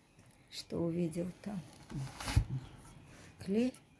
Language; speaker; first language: Russian; native; Russian